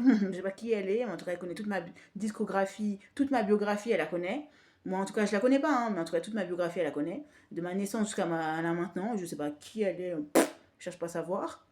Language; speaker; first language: French; native; French